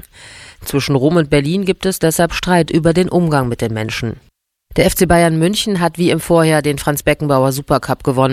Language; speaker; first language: German; native; German